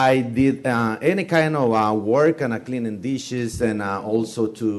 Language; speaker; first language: English; non-native, fluent; Spanish